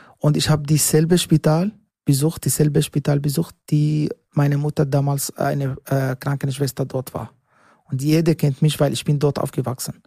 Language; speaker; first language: German; non-native, learner; Arabic